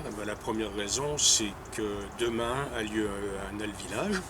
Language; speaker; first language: French; native; French